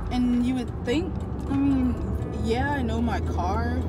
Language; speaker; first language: English; native; English